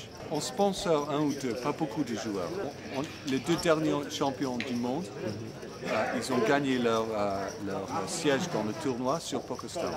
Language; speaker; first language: French; non-native, learner; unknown